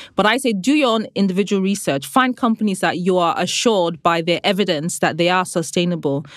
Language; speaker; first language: English; non-native, local second language; Igbo